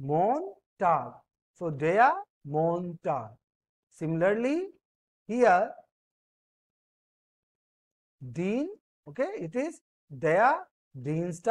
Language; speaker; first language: German; non-native, fluent; Hindi